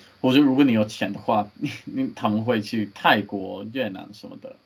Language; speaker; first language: Chinese; non-native, learner; English